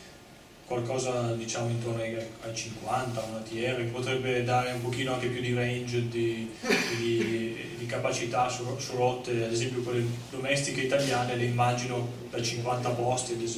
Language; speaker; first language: Italian; native; Italian